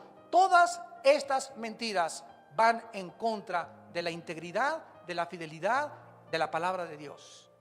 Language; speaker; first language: Spanish; native; Spanish